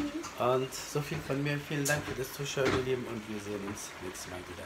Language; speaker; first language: German; early bilingual, other home language; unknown